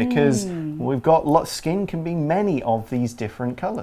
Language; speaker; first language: English; native; English